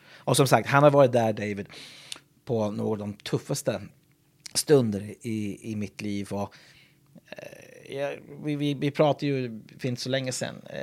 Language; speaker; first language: Swedish; non-native, fluent; English